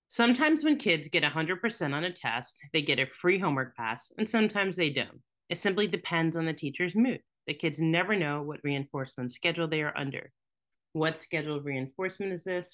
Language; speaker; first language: English; native; English